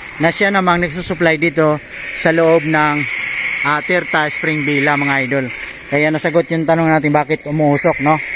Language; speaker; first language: Filipino; non-native, local second language; Cebuano